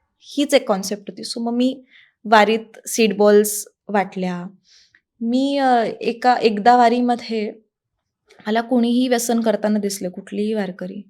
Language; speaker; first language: Marathi; native; Marathi